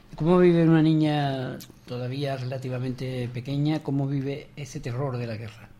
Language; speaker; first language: Spanish; native; Spanish